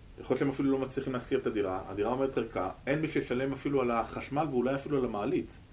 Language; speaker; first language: Hebrew; native; Hebrew